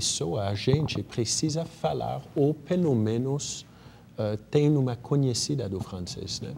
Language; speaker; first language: Portuguese; non-native, fluent; French